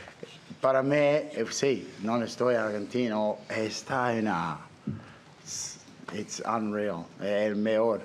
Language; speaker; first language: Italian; non-native, learner; English